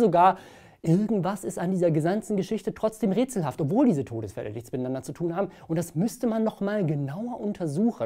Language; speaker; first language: German; native; German